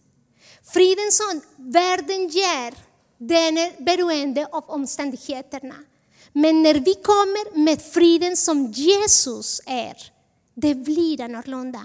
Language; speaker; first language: Swedish; non-native, fluent; Spanish